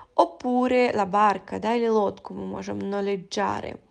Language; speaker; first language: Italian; non-native, fluent; Russian